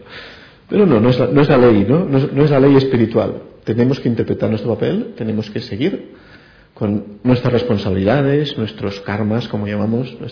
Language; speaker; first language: Spanish; native; Spanish